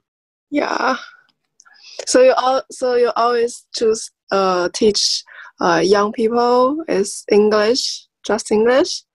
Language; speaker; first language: English; non-native, learner; Chinese